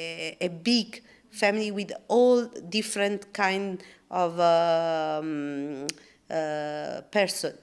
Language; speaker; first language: English; non-native, learner; Italian